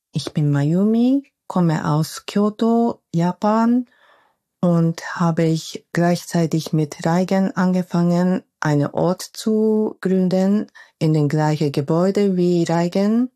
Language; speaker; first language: German; non-native, fluent; Japanese